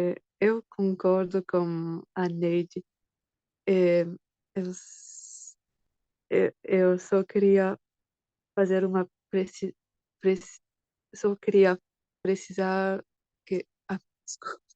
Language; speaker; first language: Portuguese; non-native, learner; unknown